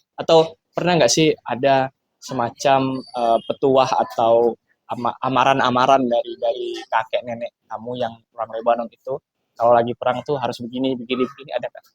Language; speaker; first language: Indonesian; native; Indonesian